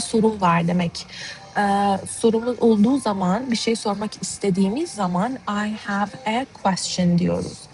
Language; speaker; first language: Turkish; non-native, fluent; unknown